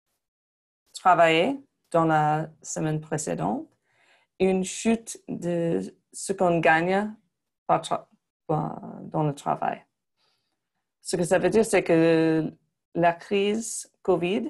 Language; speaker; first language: French; non-native, fluent; English